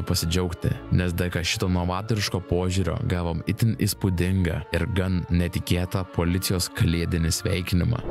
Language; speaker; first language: Lithuanian; native; Lithuanian